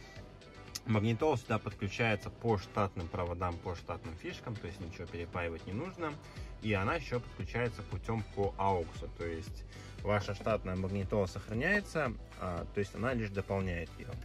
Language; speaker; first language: Russian; native; Russian